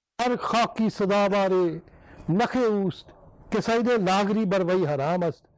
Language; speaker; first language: Urdu; non-native, local second language; Punjabi